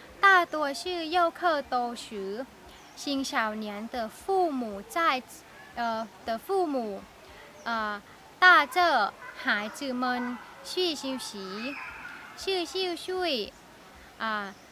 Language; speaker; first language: Chinese; non-native, learner; Thai